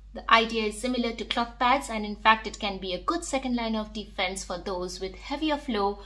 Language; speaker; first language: English; non-native, local second language; Bangla